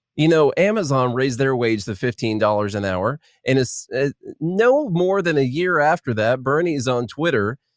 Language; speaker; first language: English; native; English